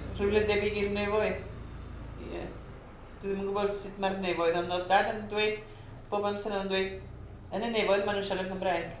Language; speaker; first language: Welsh; early bilingual, heritage; Welsh